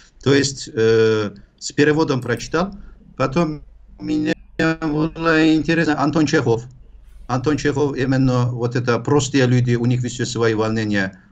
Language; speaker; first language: Russian; non-native, fluent; Turkish